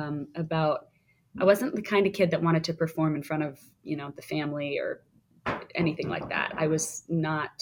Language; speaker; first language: English; native; English